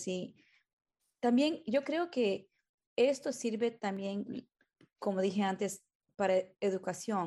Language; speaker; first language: Spanish; early bilingual, heritage; Spanish